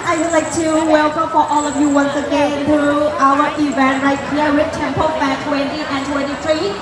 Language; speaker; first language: English; non-native, learner; Thai